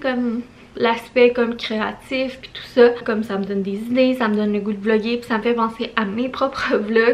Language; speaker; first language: French; native; French